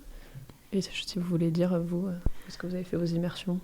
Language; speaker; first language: French; native; French